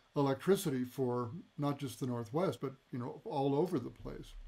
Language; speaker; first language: English; native; English